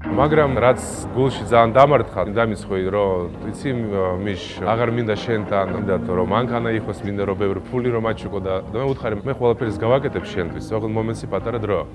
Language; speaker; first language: Georgian; early bilingual, heritage; Georgian